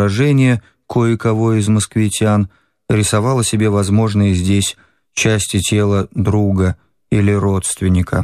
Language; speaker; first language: Russian; native; Russian